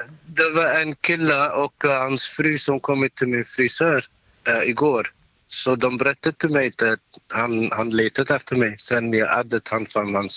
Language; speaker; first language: Swedish; non-native, learner; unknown